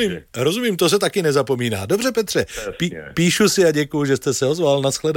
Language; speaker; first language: Czech; native; Czech